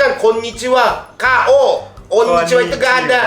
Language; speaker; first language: Indonesian; non-native, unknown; Japanese